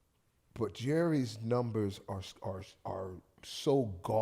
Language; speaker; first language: English; native; English